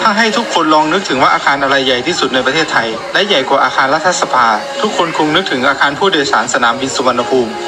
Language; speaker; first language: Thai; native; Thai